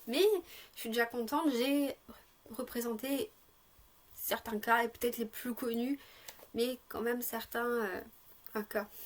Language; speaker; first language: French; native; French